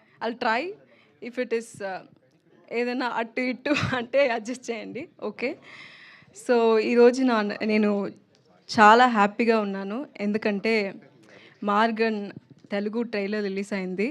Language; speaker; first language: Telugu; non-native, learner; Tamil